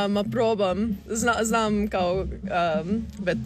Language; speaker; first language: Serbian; early bilingual, heritage; English